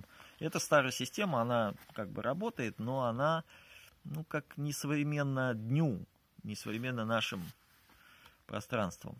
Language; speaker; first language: Russian; native; Russian